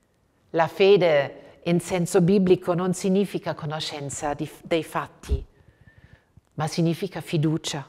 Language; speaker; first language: Italian; non-native, fluent; German